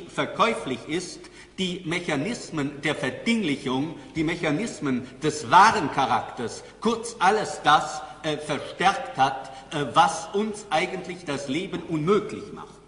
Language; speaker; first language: German; native; German